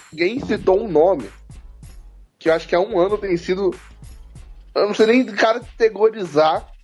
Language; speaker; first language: Portuguese; native; Portuguese